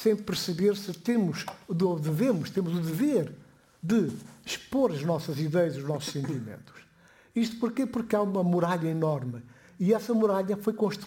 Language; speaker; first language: Portuguese; non-native, fluent; Upper Guinea Crioulo